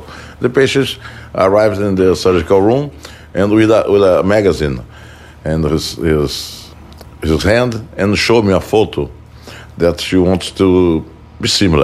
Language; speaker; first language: English; non-native, fluent; Portuguese